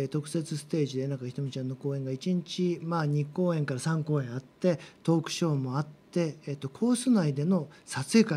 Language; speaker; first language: Japanese; native; Japanese